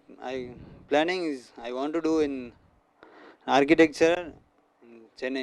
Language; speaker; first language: English; non-native, learner; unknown